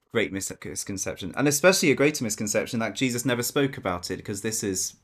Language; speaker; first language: English; native; English